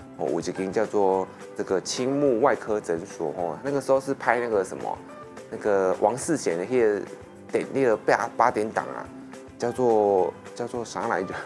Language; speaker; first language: Chinese; native; Chinese